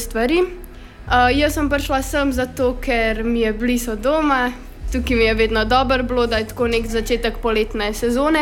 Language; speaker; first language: Slovenian; native; Slovenian